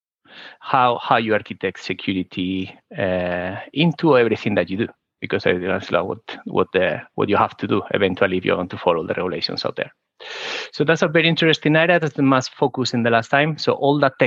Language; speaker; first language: English; non-native, fluent; Spanish